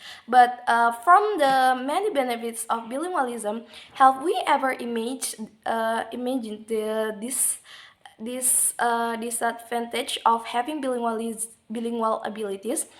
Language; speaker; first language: English; non-native, learner; Indonesian